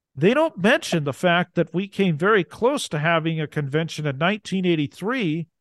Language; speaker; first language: English; native; English